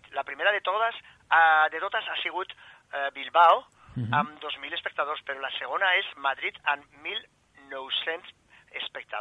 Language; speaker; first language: Catalan; non-native, fluent; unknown